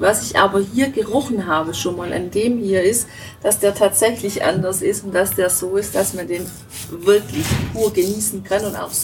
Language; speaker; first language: German; native; German